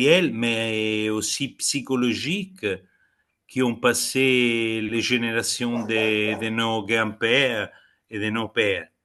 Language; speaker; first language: French; non-native, fluent; Italian